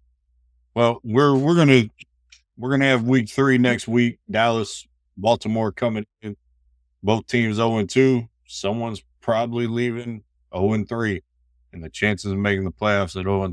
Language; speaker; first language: English; native; English